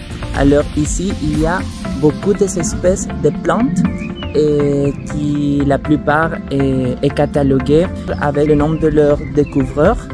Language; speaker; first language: French; non-native, fluent; Spanish